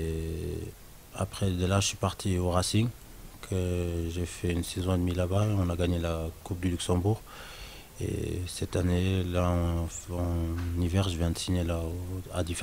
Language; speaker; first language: French; non-native, local second language; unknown